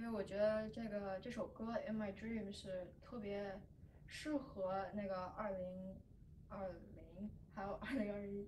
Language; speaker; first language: Chinese; early bilingual, heritage; Chinese